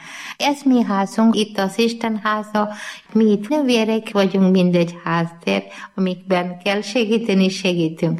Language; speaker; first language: Hungarian; non-native, learner; Malayalam